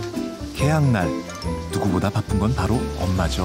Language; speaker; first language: Korean; native; Korean